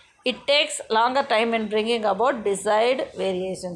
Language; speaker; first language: English; non-native, local second language; Tamil